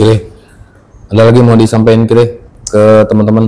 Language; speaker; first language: Indonesian; native; Indonesian